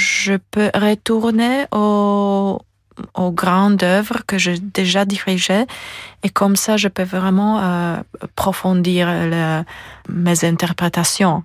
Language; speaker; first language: French; non-native, fluent; Polish